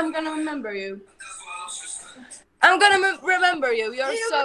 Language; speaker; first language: English; non-native, learner; Russian